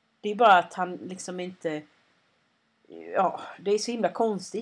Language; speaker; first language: Swedish; native; Swedish